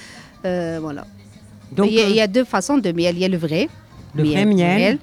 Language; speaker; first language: French; non-native, learner; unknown